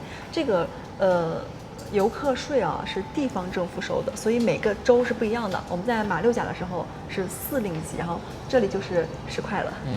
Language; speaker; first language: Chinese; native; Chinese